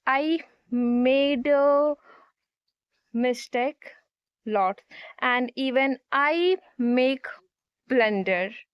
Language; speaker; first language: English; non-native, learner; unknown